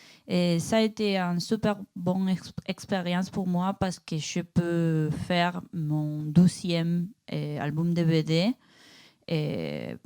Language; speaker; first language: French; non-native, learner; Spanish